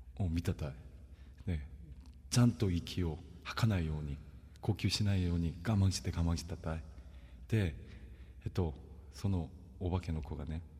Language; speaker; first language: Japanese; non-native, fluent; Korean